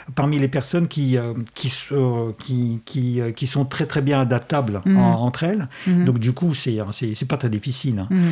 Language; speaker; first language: French; non-native, fluent; Russian